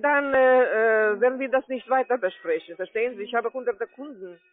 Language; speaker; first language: German; non-native, fluent; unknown